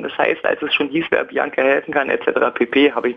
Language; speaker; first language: German; native; German